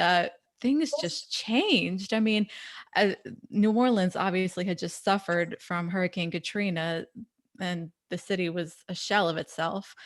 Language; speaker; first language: English; native; English